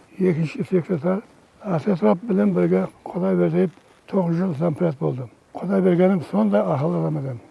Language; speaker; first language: Uzbek; non-native, local second language; Kara-Kalpak